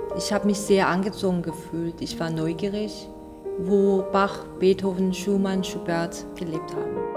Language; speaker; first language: German; non-native, fluent; Korean